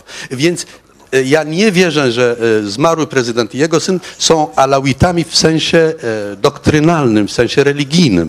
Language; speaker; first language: Polish; non-native, fluent; Arabic